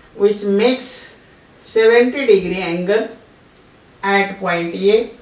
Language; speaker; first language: English; non-native, local second language; Marathi